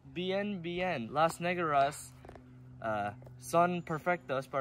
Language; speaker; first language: Spanish; non-native, learner; English